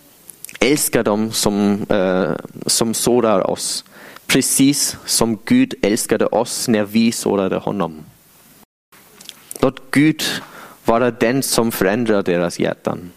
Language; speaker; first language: Swedish; non-native, fluent; English